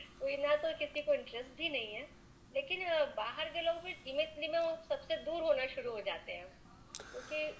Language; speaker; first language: Hindi; native; Hindi